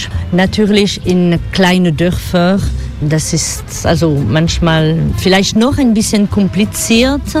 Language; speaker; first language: German; non-native, learner; French